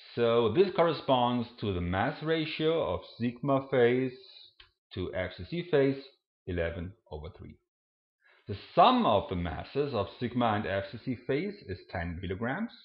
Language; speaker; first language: English; non-native, fluent; German